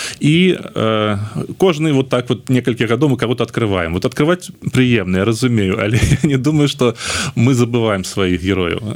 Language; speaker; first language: Belarusian; non-native, local second language; Russian